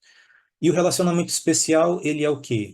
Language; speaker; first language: Portuguese; native; Portuguese